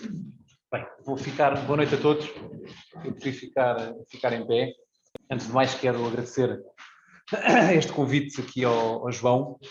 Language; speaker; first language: Portuguese; native; Portuguese